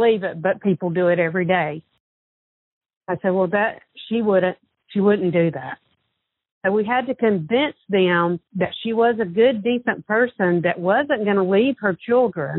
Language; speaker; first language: English; native; English